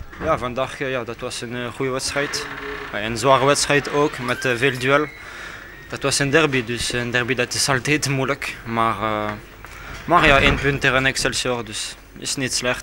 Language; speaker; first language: Dutch; non-native, learner; French